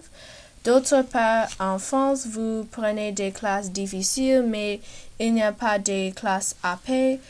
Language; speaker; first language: French; non-native, learner; English